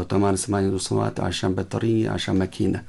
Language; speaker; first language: Arabic; non-native, learner; Chinese